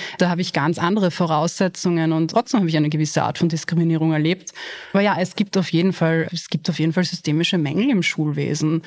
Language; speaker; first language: German; early bilingual, other home language; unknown